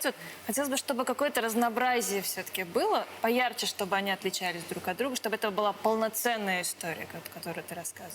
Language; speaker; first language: Russian; native; Russian